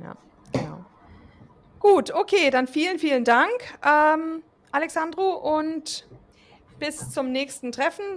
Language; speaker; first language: German; native; German